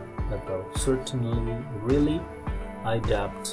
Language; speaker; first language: English; non-native, fluent; Indonesian